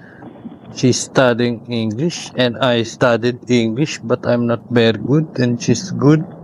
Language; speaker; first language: English; non-native, local second language; Filipino